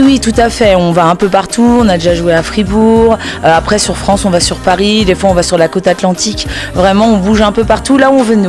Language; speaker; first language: French; native; French